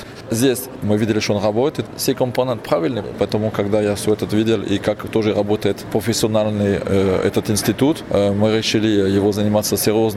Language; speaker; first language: Russian; non-native, fluent; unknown